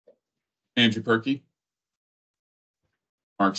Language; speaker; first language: English; native; English